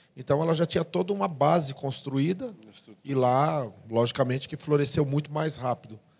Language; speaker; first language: Portuguese; native; Portuguese